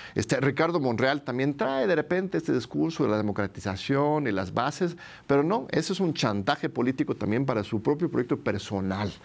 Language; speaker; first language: Spanish; non-native, fluent; English